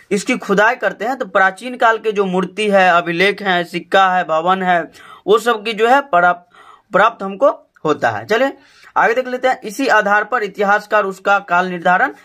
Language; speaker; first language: Hindi; native; Hindi